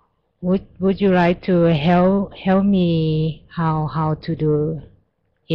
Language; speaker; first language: English; non-native, learner; Thai